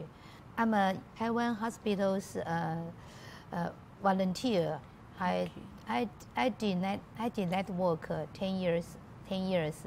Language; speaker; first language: English; non-native, learner; Chinese